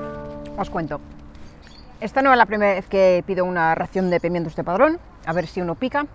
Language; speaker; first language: Spanish; non-native, fluent; English